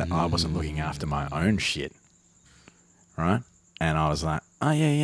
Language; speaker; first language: English; native; English